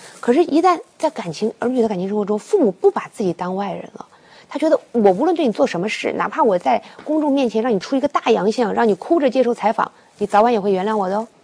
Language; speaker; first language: Chinese; native; Chinese